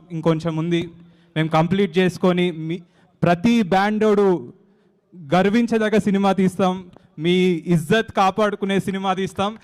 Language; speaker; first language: Telugu; native; Telugu